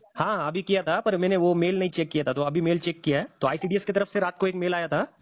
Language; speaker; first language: Hindi; non-native, local second language; Marathi